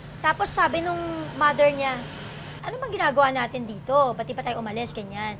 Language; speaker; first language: Filipino; native; Filipino